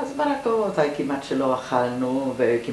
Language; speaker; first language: Hebrew; non-native, fluent; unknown